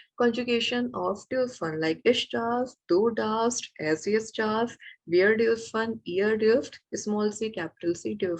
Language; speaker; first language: German; non-native, fluent; Malayalam